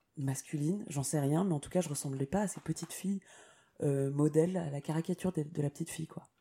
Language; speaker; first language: French; native; French